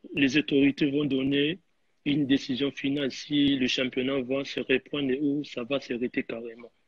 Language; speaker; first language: French; non-native, local second language; Lingala